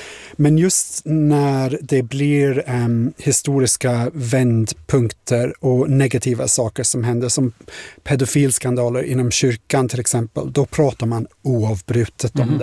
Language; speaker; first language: Swedish; non-native, fluent; English